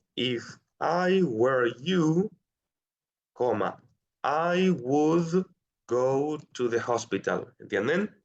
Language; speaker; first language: English; non-native, fluent; Spanish